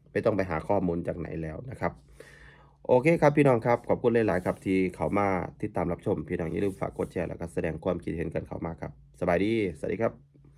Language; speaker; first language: Thai; native; Thai